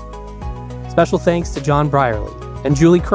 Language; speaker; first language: English; native; English